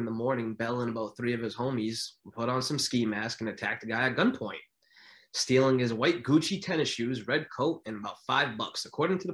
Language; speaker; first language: English; native; English